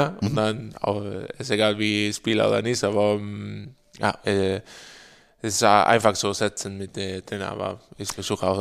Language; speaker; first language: German; non-native, learner; Spanish